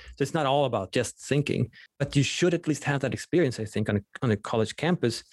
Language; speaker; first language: English; non-native, fluent; Swedish